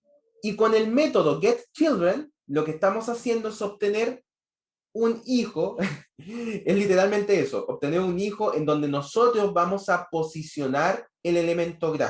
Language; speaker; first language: Spanish; native; Spanish